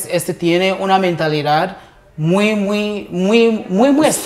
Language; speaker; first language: Spanish; non-native, learner; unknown